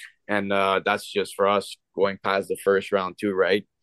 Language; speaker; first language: English; non-native, local second language; French